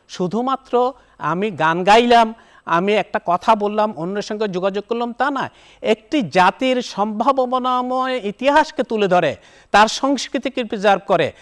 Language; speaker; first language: Bangla; native; Bangla